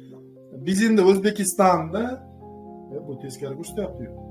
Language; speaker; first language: Turkish; non-native, learner; Uzbek